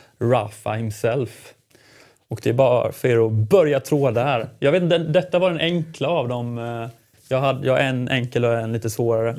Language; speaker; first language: Swedish; native; Swedish